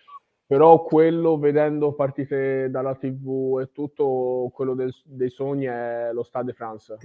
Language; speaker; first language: Italian; native; Italian